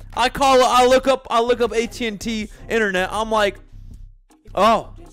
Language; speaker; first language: English; native; English